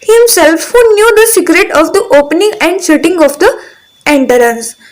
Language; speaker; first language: English; non-native, local second language; Marathi